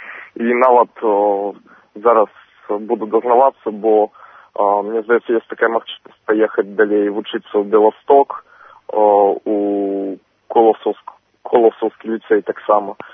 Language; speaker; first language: Belarusian; non-native, local second language; Russian